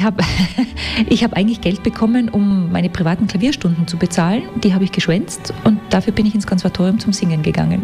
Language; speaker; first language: German; native; German